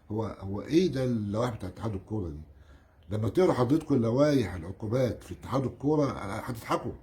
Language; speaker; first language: Arabic; native; Arabic